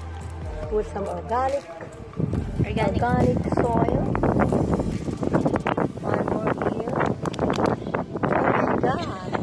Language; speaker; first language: English; non-native, local second language; Filipino